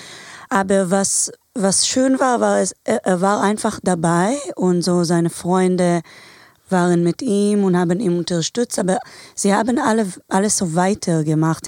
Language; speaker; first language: German; non-native, fluent; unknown